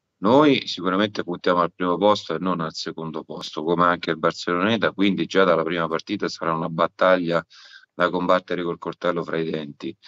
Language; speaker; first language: Italian; native; Italian